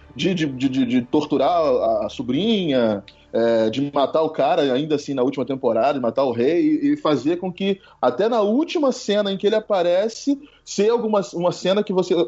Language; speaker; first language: Portuguese; native; Portuguese